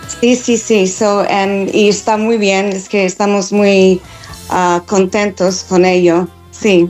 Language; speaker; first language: Spanish; non-native, learner; English